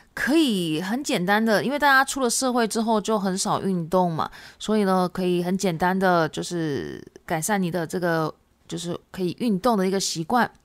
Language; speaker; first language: Chinese; non-native, fluent; Japanese